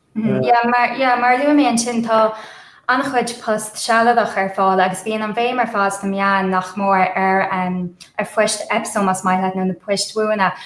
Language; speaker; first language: Irish; non-native, local second language; English